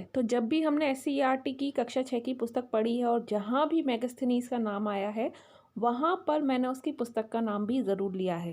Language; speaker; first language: Hindi; native; Hindi